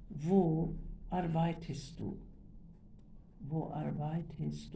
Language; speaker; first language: German; non-native, fluent; Turkish